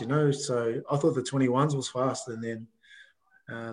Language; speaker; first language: English; native; English